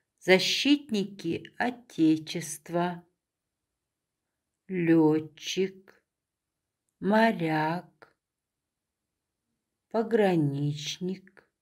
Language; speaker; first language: Russian; non-native, local second language; Kazakh